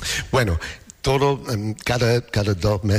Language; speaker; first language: Spanish; non-native, learner; English